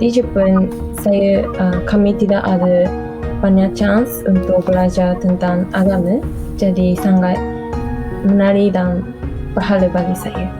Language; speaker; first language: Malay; non-native, learner; Japanese